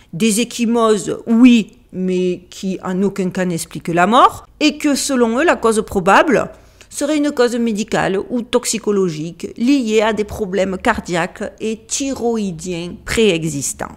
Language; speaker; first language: French; native; French